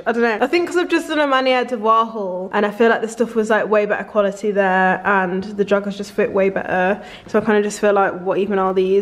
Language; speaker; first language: English; native; English